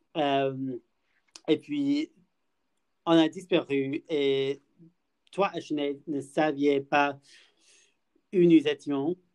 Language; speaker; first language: French; non-native, learner; English